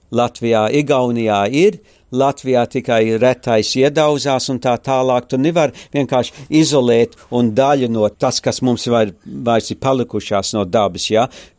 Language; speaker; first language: Latvian; early bilingual, heritage; Latvian